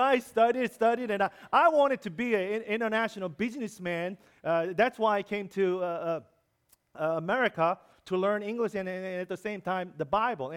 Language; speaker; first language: English; non-native, learner; Korean